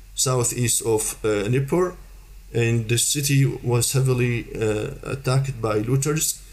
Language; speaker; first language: English; non-native, fluent; Arabic